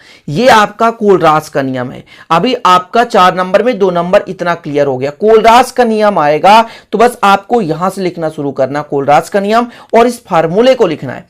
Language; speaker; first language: Hindi; native; Hindi